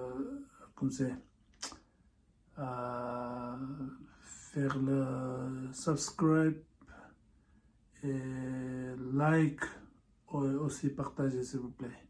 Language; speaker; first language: French; non-native, learner; Tibetan